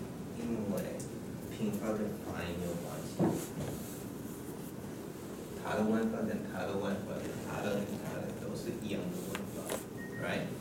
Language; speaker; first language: Chinese; non-native, learner; English